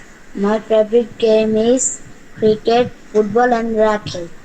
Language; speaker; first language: English; non-native, learner; Bangla